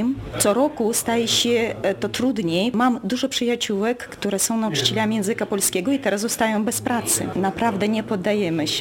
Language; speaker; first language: Polish; non-native, local second language; Russian